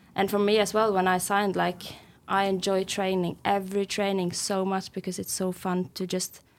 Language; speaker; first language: English; non-native, fluent; Norwegian